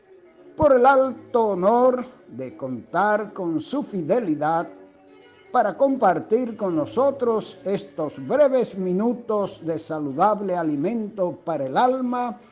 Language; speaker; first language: Spanish; native; Spanish